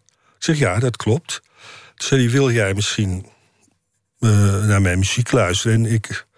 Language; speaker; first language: Dutch; native; Dutch